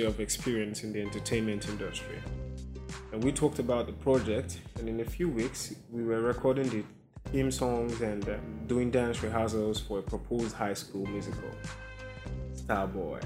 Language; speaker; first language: English; non-native, local second language; Igbo